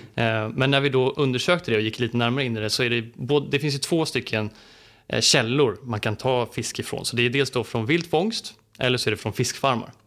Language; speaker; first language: Swedish; native; Swedish